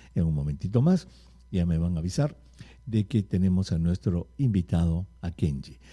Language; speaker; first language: Spanish; native; Spanish